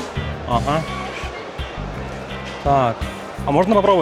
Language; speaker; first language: Russian; non-native, learner; Lithuanian